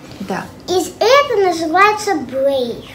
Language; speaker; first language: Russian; early bilingual, heritage; English